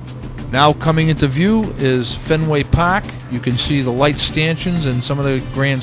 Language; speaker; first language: English; native; English